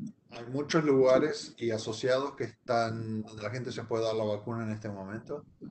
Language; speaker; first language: Spanish; native; Spanish